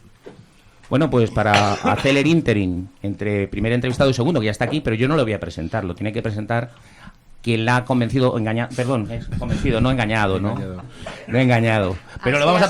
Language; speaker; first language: Spanish; native; Spanish